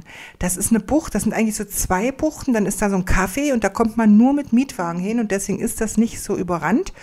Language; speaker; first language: German; native; German